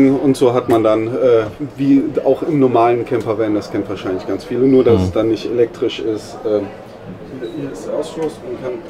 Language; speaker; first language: German; native; German